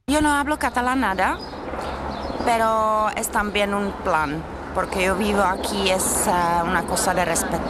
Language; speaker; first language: Spanish; non-native, fluent; Czech